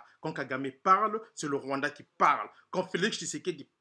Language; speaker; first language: French; non-native, local second language; Lingala